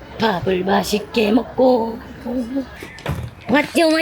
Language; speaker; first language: Korean; native; Korean